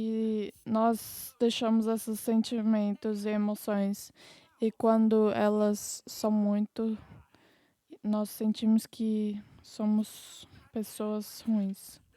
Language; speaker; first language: Portuguese; non-native, fluent; English